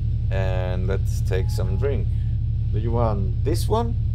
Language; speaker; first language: English; non-native, learner; Spanish